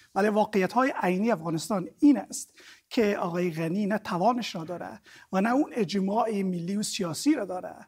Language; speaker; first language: Persian; native; Persian